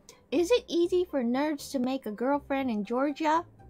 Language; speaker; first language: English; native; English